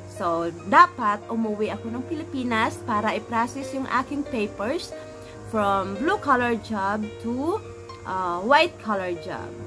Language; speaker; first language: Filipino; native; Filipino